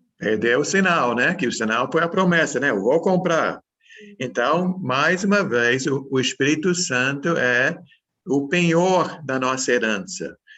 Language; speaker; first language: Portuguese; non-native, fluent; English